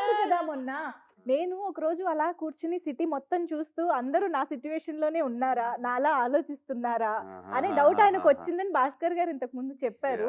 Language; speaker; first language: Telugu; native; Telugu